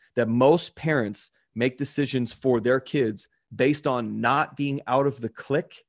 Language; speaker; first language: English; native; English